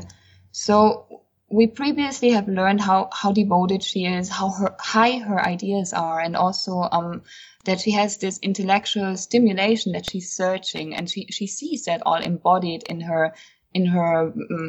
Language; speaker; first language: English; non-native, fluent; German